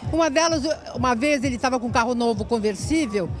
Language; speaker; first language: Portuguese; native; Portuguese